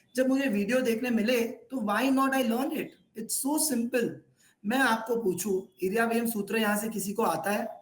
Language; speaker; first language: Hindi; non-native, local second language; Gujarati